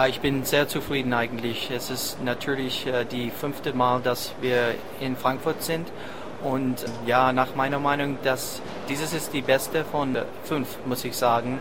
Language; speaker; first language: German; non-native, fluent; English